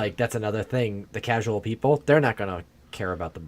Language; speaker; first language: English; native; English